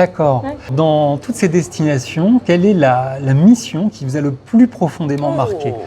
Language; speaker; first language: French; native; French